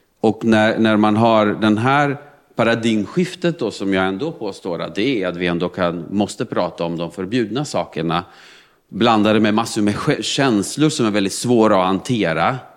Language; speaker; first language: Swedish; non-native, fluent; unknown